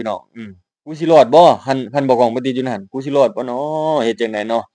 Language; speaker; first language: Thai; non-native, local second language; Northeastern Thai